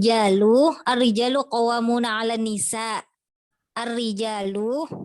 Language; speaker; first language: Arabic; non-native, learner; Indonesian